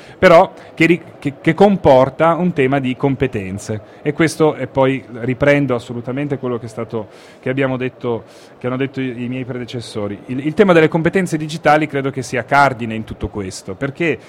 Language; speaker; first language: Italian; native; Italian